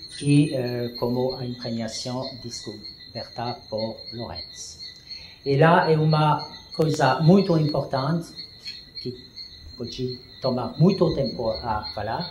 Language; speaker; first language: Portuguese; non-native, learner; French